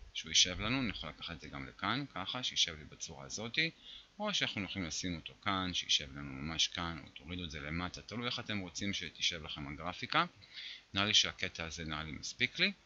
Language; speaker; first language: Hebrew; native; Hebrew